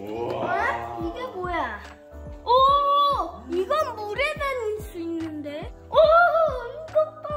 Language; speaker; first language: Korean; early bilingual, heritage; Korean